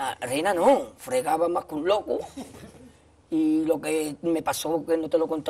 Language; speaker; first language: Spanish; native; Spanish